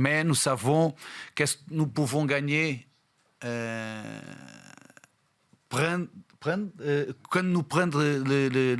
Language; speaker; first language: French; non-native, fluent; Portuguese